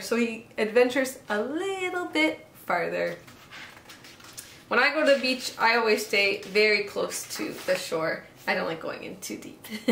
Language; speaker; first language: English; native; English